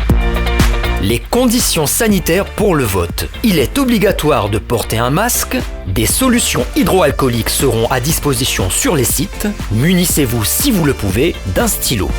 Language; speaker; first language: French; native; French